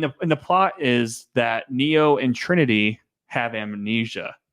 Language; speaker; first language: English; native; English